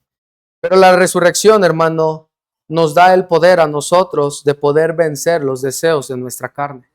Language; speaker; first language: Spanish; native; Spanish